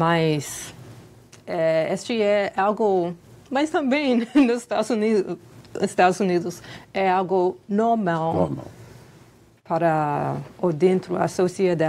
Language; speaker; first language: Portuguese; non-native, fluent; English